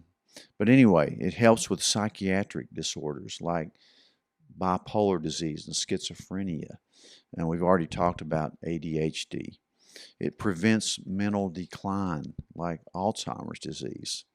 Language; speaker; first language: English; native; English